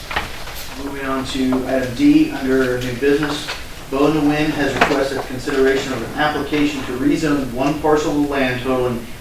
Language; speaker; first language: English; native; English